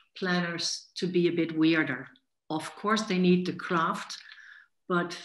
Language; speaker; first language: English; non-native, fluent; Dutch